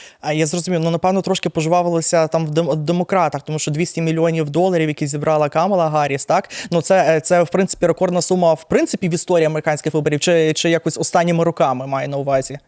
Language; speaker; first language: Ukrainian; native; Ukrainian